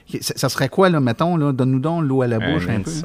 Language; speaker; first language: French; native; French